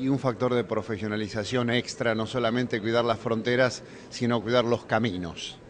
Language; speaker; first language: Spanish; native; Spanish